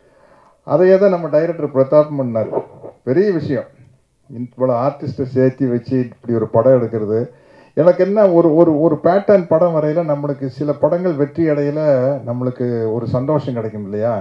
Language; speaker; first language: Tamil; native; Tamil